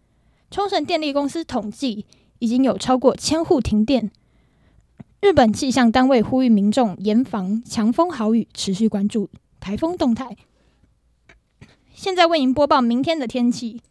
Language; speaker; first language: Chinese; native; Chinese